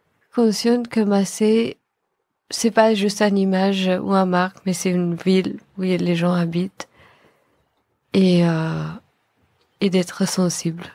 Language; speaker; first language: French; non-native, fluent; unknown